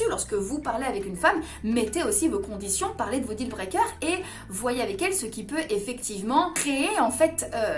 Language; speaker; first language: French; native; French